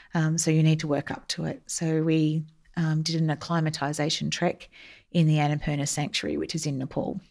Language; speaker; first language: English; native; English